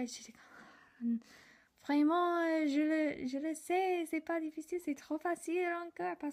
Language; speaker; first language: French; non-native, learner; English